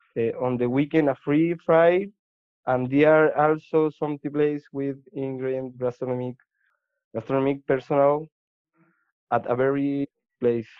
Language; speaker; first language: English; non-native, learner; Spanish